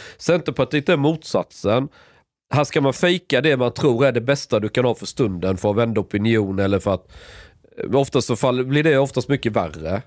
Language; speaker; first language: Swedish; native; Swedish